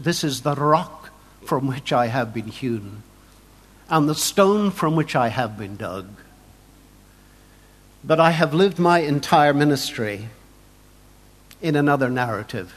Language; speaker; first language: English; native; English